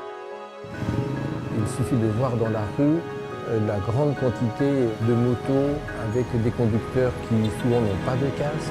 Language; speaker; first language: French; native; French